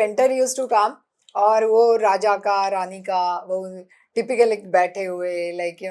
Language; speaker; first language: Hindi; non-native, local second language; Marathi